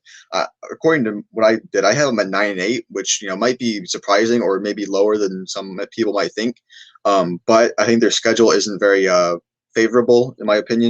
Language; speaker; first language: English; native; English